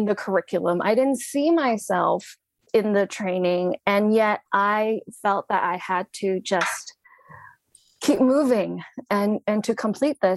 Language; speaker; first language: English; non-native, local second language; Cantonese